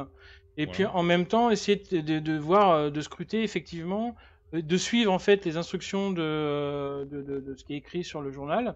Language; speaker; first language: French; native; French